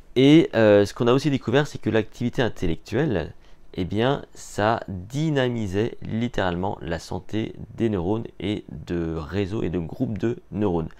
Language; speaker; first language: French; native; French